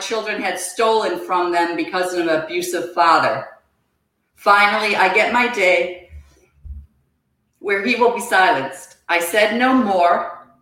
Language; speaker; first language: English; native; English